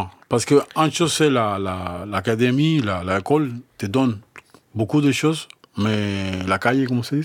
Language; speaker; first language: French; non-native, learner; Spanish